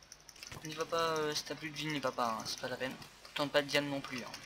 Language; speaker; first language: French; native; French